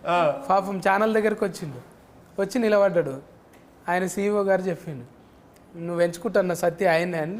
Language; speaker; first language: Telugu; native; Telugu